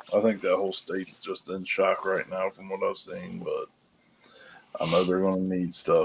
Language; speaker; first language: English; native; English